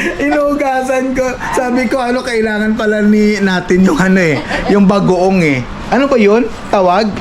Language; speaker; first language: Filipino; non-native, local second language; Hiligaynon